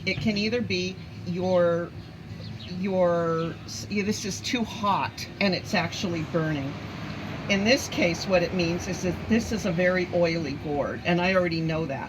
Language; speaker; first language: English; native; English